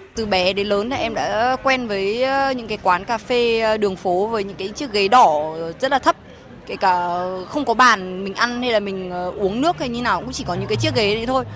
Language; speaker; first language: Vietnamese; native; Vietnamese